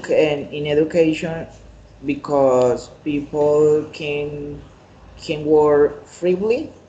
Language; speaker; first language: English; non-native, learner; Spanish